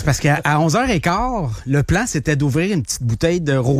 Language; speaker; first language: French; native; French